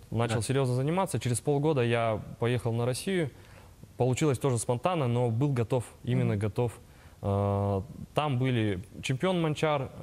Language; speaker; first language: Russian; native; Russian